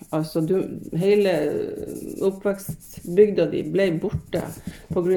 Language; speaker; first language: Norwegian; native; Norwegian